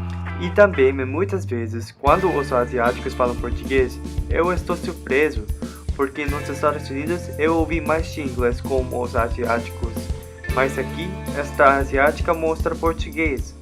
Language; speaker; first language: Portuguese; non-native, learner; English